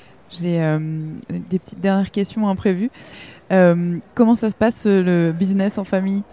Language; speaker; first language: French; native; French